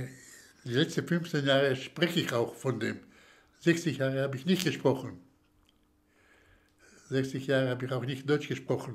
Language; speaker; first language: German; non-native, fluent; Slovak